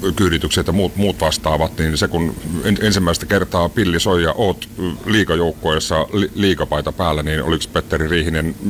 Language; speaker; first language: Finnish; native; Finnish